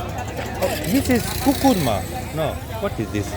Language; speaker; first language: English; non-native, learner; Slovenian